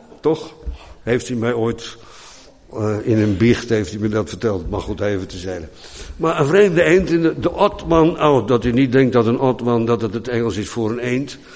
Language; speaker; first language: Dutch; native; Dutch